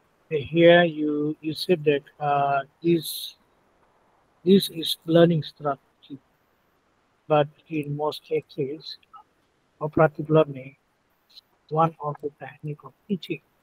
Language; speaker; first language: English; non-native, fluent; Indonesian